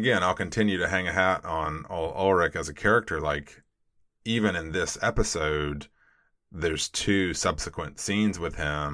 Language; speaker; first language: English; native; English